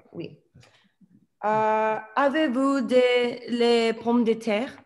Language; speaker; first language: French; non-native, learner; English